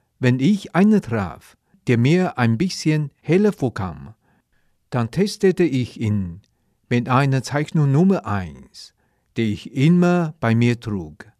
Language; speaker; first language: German; non-native, fluent; Chinese